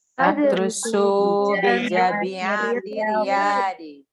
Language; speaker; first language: Arabic; non-native, learner; Indonesian